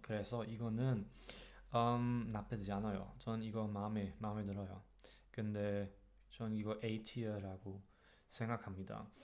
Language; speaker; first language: Korean; non-native, learner; German